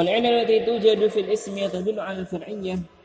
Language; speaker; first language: Arabic; non-native, fluent; Indonesian